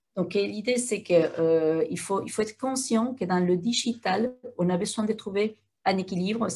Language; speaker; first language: French; non-native, fluent; Spanish